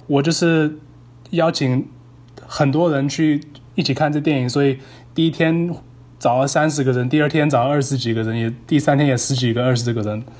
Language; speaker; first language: Chinese; early bilingual, heritage; Chinese